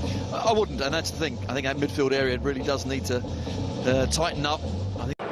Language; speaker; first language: English; native; English